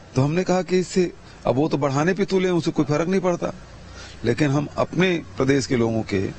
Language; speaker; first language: Hindi; native; Hindi